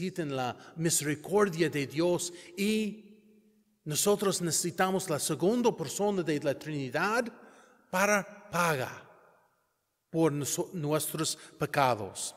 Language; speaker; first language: Spanish; non-native, learner; English